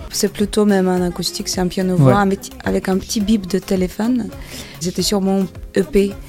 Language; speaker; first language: French; non-native, fluent; Russian